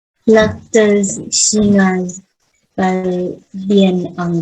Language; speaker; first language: French; non-native, learner; Vietnamese